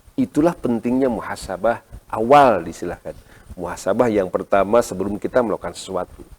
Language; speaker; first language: Indonesian; non-native, local second language; Sundanese